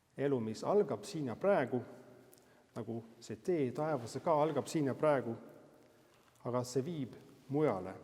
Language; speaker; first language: Estonian; non-native, fluent; Norwegian